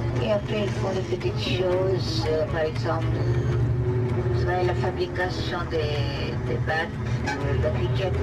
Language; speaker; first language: French; non-native, fluent; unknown